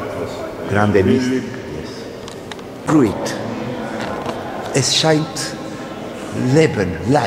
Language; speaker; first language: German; non-native, learner; Italian